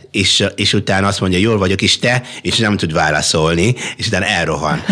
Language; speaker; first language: Hungarian; non-native, fluent; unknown